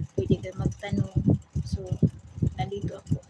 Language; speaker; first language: Filipino; non-native, local second language; Cebuano